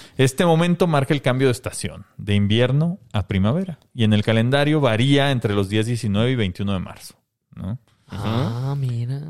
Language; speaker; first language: Spanish; native; Spanish